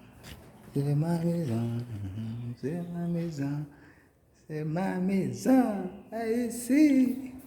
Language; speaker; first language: French; non-native, learner; Haitian Creole